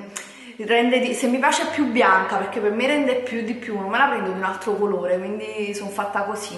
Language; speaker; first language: Italian; native; Italian